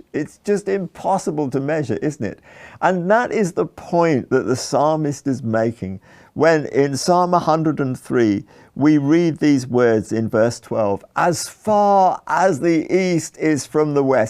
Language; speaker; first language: English; native; English